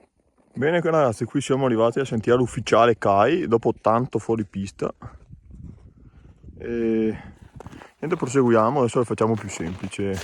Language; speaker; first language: Italian; native; Italian